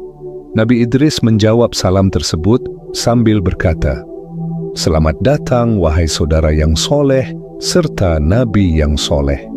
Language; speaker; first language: Indonesian; native; Indonesian